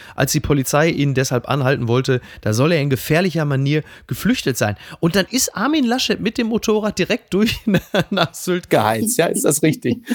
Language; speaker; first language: German; native; German